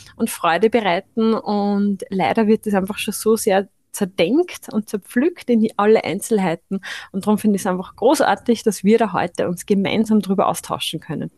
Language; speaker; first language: German; native; German